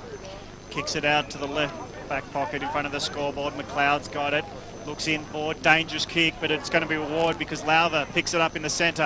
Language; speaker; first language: English; native; English